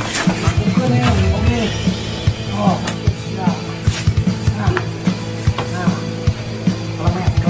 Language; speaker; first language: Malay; non-native, local second language; Sundanese